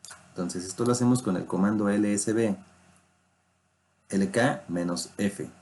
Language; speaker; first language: Spanish; native; Spanish